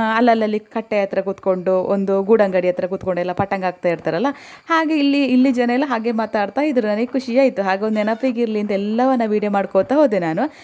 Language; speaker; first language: Kannada; non-native, local second language; Tulu